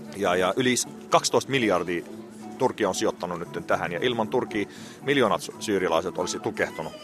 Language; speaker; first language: Finnish; non-native, fluent; Arabic